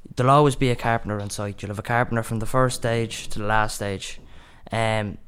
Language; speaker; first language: English; native; English